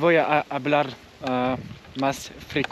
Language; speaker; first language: Spanish; non-native, learner; French